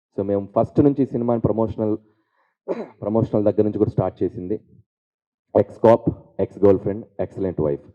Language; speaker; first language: Telugu; native; Telugu